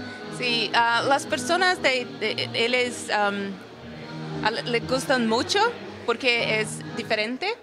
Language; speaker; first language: Spanish; non-native, learner; Portuguese